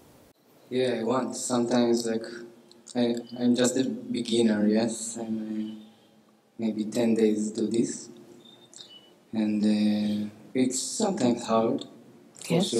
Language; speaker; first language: English; non-native, learner; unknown